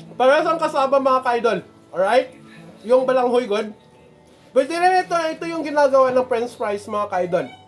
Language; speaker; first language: Filipino; non-native, local second language; Cebuano